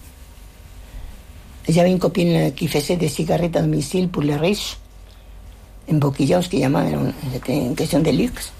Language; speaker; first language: French; non-native, fluent; Spanish